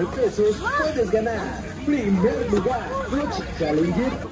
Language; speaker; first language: Spanish; native; Spanish